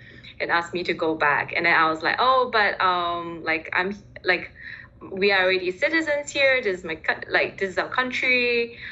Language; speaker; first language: English; early bilingual, other home language; Chinese